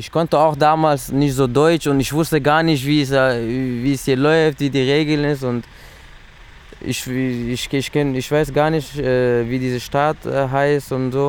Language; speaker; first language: German; early bilingual, other home language; Persian